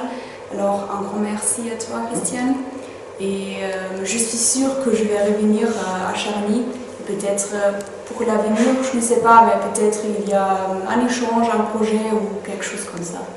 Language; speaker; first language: French; non-native, fluent; German